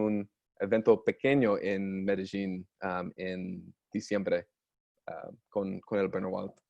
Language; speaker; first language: Spanish; non-native, learner; English